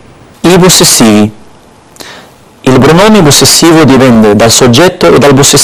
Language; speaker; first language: Italian; non-native, fluent; Arabic